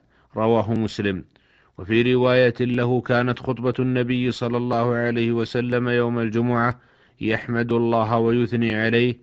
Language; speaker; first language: Arabic; native; Arabic